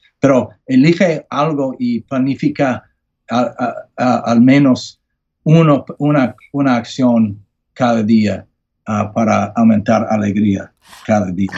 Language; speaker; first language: Spanish; non-native, learner; English